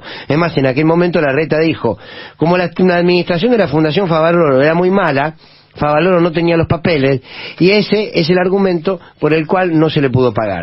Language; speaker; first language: Spanish; native; Spanish